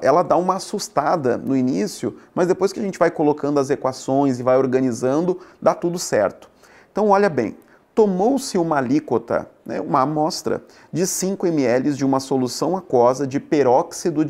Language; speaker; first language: Portuguese; native; Portuguese